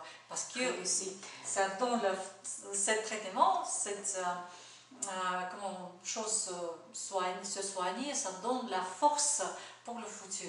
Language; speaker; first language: French; non-native, fluent; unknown